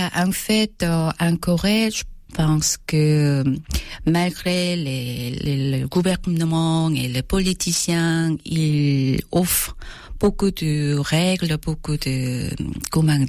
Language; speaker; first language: French; non-native, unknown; Korean